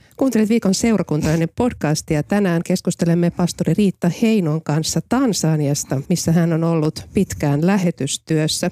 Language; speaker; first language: Finnish; native; Finnish